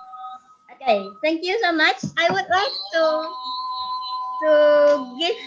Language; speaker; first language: English; non-native, fluent; Indonesian